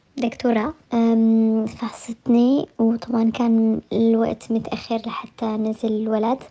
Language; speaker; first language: Arabic; early bilingual, heritage; French